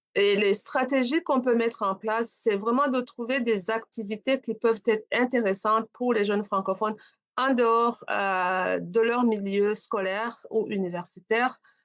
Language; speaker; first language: French; non-native, local second language; Rundi